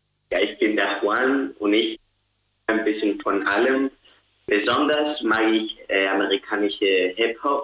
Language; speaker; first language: German; non-native, fluent; Spanish